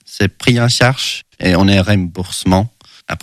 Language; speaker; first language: French; non-native, learner; Swedish